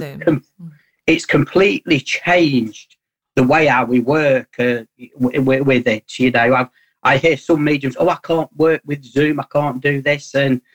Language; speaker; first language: English; native; English